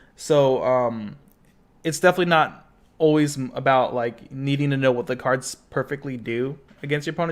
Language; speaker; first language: English; native; English